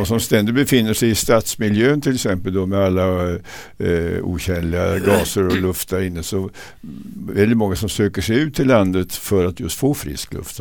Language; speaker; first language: Swedish; native; Swedish